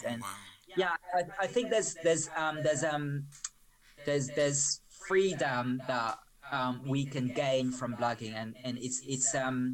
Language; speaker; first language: English; non-native, local second language; Filipino